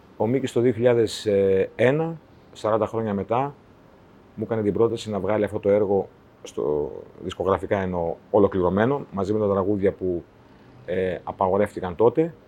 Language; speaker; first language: Greek; native; Greek